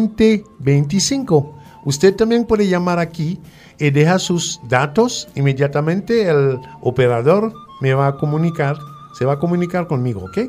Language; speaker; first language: Spanish; non-native, fluent; French